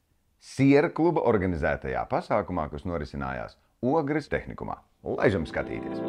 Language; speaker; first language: Latvian; native; Latvian